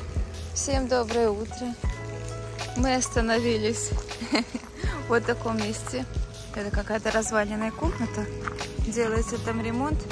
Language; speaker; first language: Russian; native; Russian